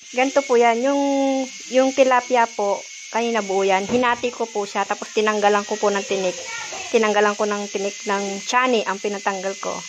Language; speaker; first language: Filipino; native; Filipino